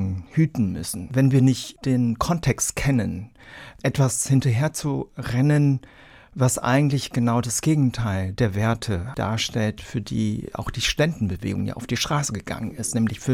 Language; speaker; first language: German; early bilingual, other home language; Vietnamese